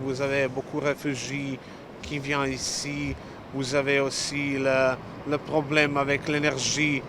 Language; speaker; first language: French; non-native, learner; Serbian